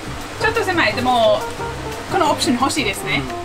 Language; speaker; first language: Japanese; non-native, learner; English